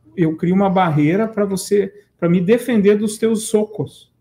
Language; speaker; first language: Portuguese; native; Portuguese